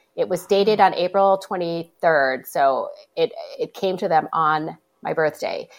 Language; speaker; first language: English; native; English